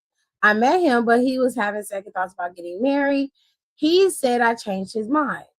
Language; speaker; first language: English; native; English